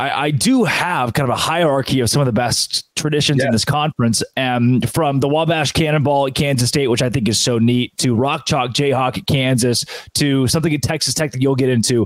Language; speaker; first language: English; native; English